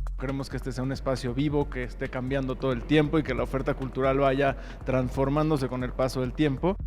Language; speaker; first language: Spanish; native; Spanish